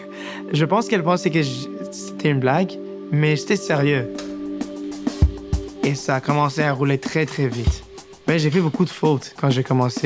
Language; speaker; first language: French; non-native, local second language; English